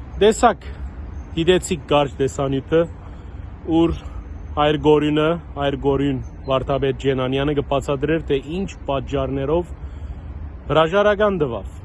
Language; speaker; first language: Armenian; early bilingual, heritage; Armenian